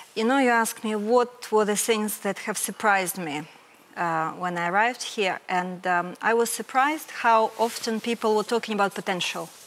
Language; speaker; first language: English; non-native, fluent; Ukrainian